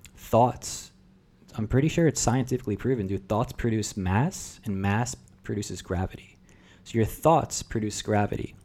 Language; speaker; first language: English; early bilingual, other home language; Russian